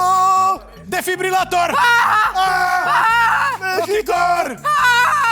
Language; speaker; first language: Slovenian; native; Slovenian